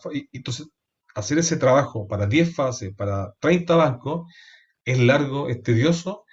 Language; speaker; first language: Spanish; native; Spanish